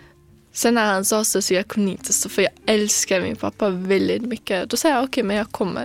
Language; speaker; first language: Swedish; non-native, fluent; Kurdish